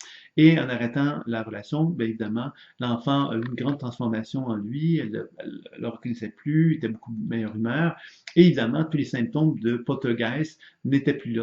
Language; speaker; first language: French; native; French